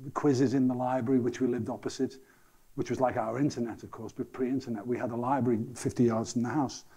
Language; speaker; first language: English; native; English